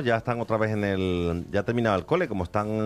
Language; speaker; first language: Spanish; native; Spanish